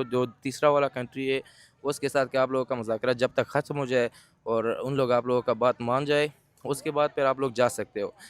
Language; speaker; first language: Hindi; non-native, fluent; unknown